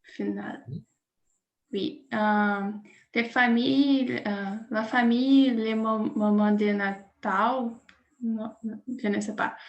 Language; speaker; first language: French; non-native, learner; Portuguese